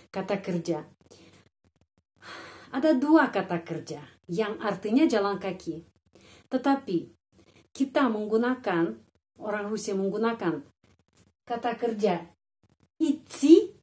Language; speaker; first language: Indonesian; non-native, fluent; Russian